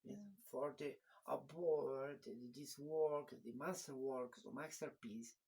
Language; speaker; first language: English; non-native, learner; Spanish